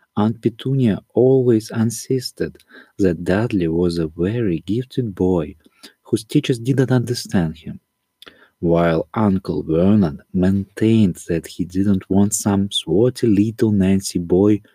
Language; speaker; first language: English; non-native, learner; Russian